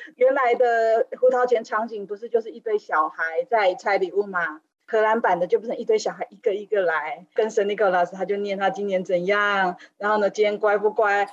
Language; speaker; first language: Chinese; native; Chinese